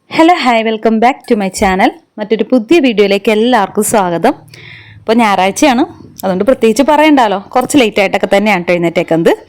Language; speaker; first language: Malayalam; native; Malayalam